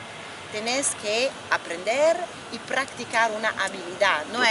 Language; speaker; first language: Spanish; non-native, fluent; Italian